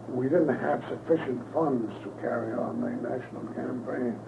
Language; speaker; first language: English; native; English